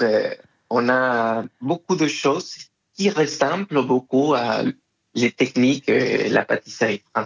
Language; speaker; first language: French; non-native, fluent; Spanish